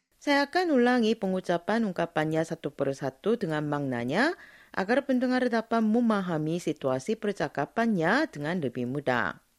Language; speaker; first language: Indonesian; non-native, fluent; Korean